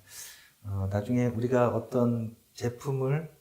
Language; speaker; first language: Korean; native; Korean